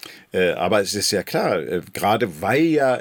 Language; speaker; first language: German; native; German